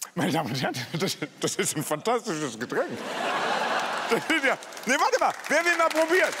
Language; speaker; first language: German; native; German